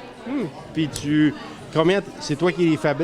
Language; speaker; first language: French; native; French